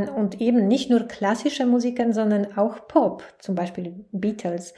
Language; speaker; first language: German; non-native, fluent; Polish